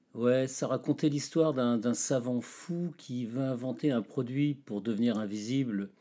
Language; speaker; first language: French; native; French